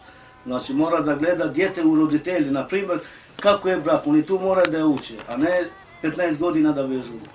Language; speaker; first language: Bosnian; non-native, local second language; Romany